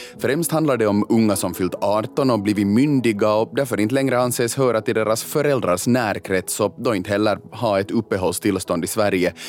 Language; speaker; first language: Swedish; native; Swedish